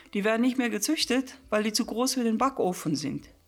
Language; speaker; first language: German; non-native, fluent; Afrikaans